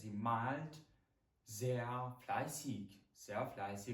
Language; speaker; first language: German; non-native, fluent; Ukrainian